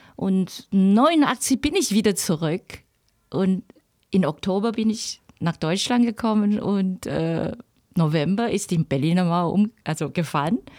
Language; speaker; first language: German; non-native, fluent; Chinese